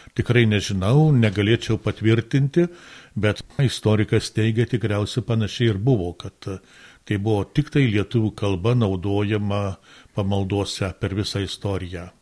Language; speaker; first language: Lithuanian; native; Lithuanian